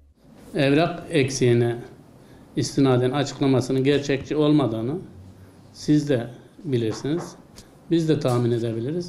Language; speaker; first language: Turkish; native; Turkish